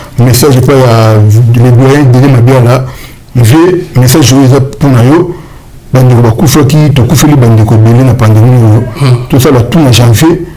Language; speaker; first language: Lingala; native; Lingala